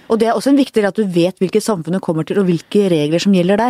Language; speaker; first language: Norwegian; native; Norwegian